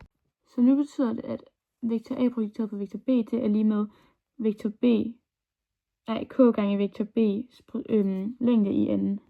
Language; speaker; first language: Danish; native; Danish